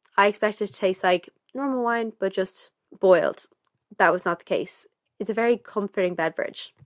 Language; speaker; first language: English; native; English